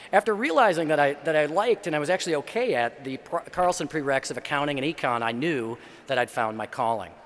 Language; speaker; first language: English; native; English